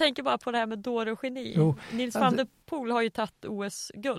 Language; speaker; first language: Swedish; native; Swedish